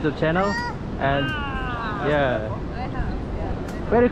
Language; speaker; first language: English; non-native, learner; Indonesian